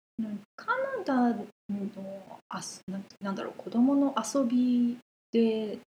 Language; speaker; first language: Japanese; native; Japanese